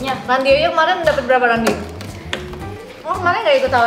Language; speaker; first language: Indonesian; native; Indonesian